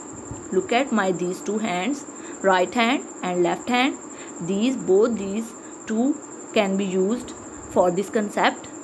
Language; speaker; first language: English; non-native, local second language; Urdu